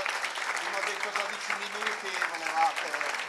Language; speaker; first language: Italian; native; Italian